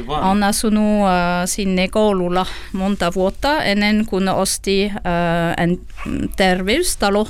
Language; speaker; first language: Finnish; non-native, learner; French